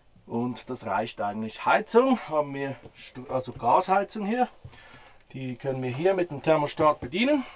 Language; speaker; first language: German; native; German